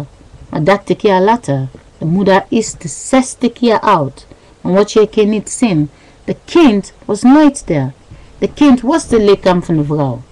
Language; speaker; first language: Dutch; non-native, learner; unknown